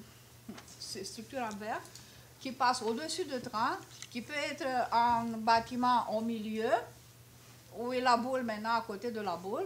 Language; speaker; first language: French; non-native, fluent; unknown